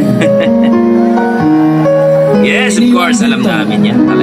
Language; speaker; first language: Filipino; native; Filipino